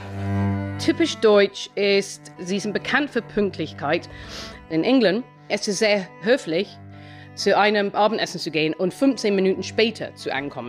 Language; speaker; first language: German; non-native, fluent; English